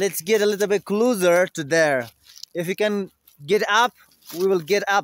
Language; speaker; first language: English; non-native, fluent; Persian